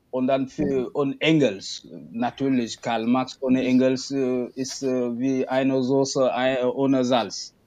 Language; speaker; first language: German; non-native, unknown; Wolof